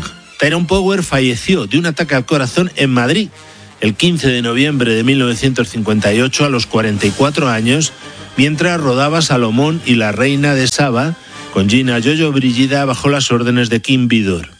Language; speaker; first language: Spanish; native; Spanish